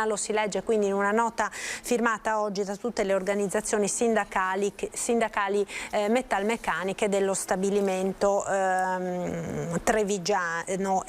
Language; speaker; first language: Italian; native; Italian